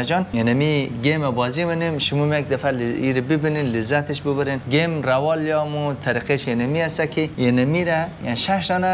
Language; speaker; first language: Persian; native; Persian